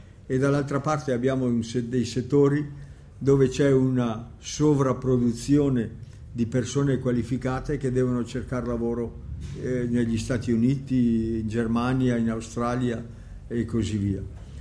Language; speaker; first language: Italian; native; Italian